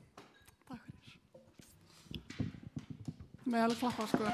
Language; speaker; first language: Icelandic; native; Icelandic